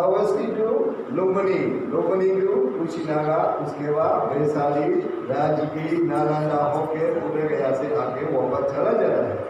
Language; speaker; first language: Hindi; non-native, fluent; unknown